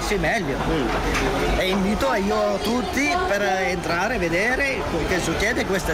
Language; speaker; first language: Italian; non-native, learner; Sinhala